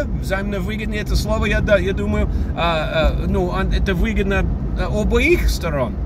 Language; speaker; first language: Russian; non-native, fluent; English